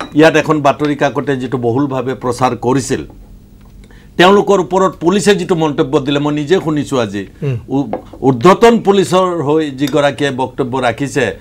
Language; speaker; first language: Assamese; native; Assamese